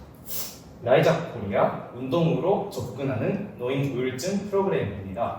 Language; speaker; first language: Korean; non-native, fluent; Japanese